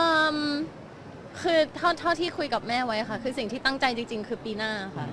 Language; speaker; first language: Thai; native; Thai